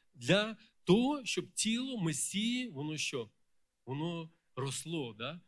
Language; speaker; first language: Ukrainian; non-native, local second language; Russian